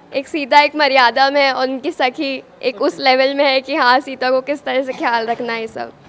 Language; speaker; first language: Hindi; native; Hindi